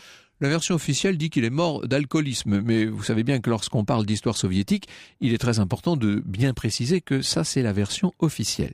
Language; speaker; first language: French; native; French